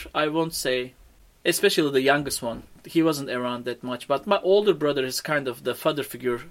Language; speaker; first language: English; non-native, fluent; Turkish